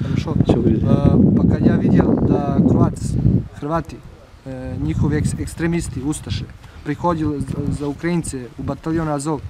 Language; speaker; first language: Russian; non-native, learner; Serbian